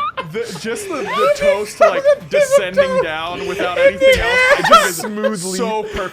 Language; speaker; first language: English; native; English